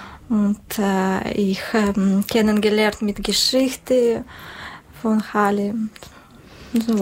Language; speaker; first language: German; non-native, learner; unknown